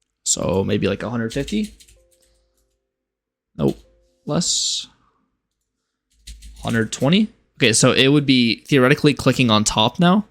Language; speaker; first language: English; native; English